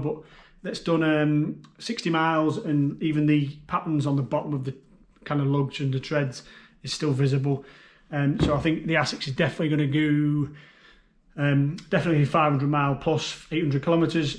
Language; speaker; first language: English; native; English